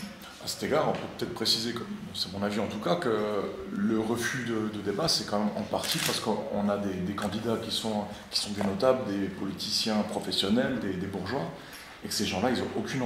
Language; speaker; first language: French; native; French